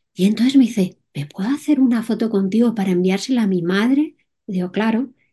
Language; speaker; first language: Spanish; native; Spanish